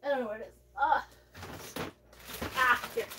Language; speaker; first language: English; native; English